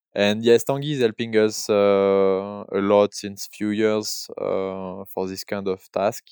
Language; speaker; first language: English; non-native, learner; French